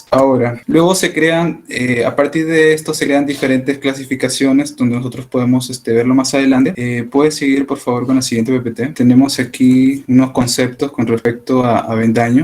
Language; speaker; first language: Spanish; native; Spanish